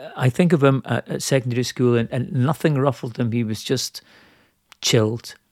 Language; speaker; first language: English; native; English